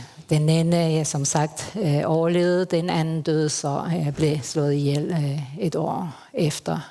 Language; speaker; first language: Danish; non-native, fluent; Spanish